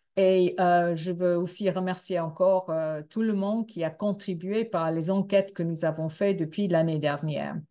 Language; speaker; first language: French; non-native, fluent; English